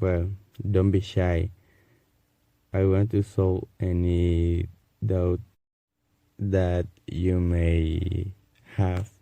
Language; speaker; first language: English; non-native, learner; Spanish